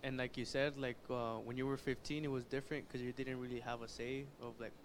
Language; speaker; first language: English; early bilingual, other home language; Spanish